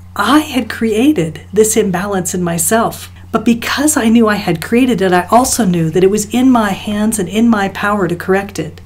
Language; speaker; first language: English; native; English